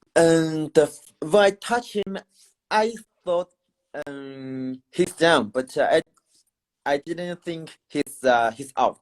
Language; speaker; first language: English; non-native, learner; Chinese